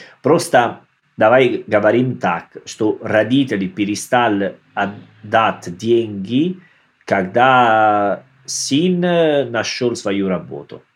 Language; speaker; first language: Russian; non-native, learner; Italian